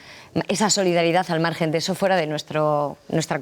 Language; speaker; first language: Spanish; native; Spanish